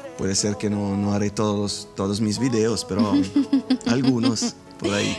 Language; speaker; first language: Spanish; non-native, fluent; Italian